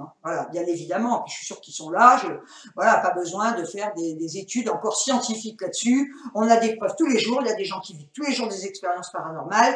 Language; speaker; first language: French; native; French